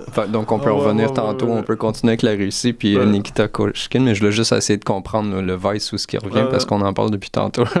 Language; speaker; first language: French; native; French